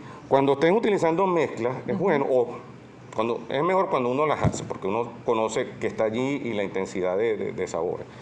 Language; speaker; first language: Spanish; native; Spanish